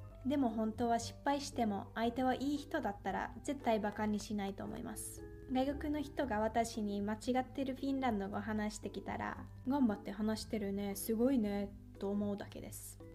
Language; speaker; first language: Japanese; non-native, fluent; Finnish